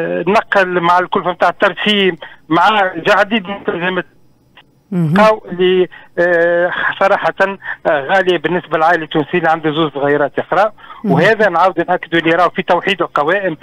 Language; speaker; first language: Arabic; native; Arabic